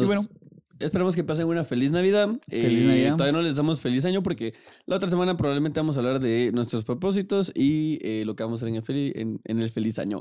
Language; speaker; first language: Spanish; native; Spanish